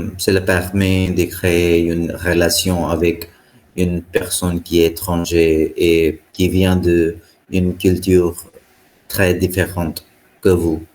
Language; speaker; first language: French; non-native, fluent; Hindi